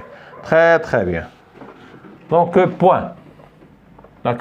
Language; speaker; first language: French; non-native, local second language; Arabic